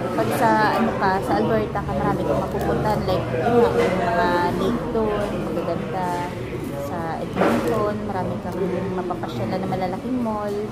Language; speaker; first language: Filipino; native; Filipino